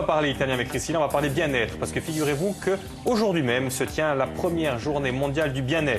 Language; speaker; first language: French; native; French